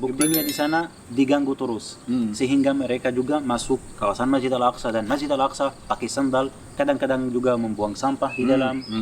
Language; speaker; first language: Indonesian; non-native, fluent; Arabic